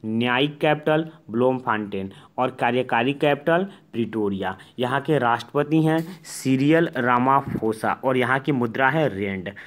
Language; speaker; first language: Hindi; native; Hindi